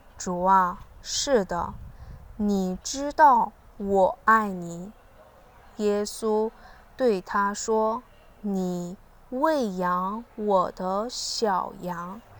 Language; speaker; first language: Chinese; non-native, learner; Korean